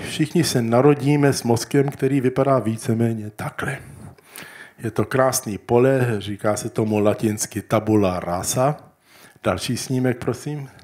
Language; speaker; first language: Czech; early bilingual, heritage; Czech